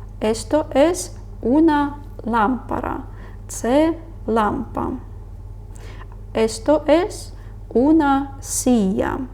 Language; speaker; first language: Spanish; non-native, fluent; Ukrainian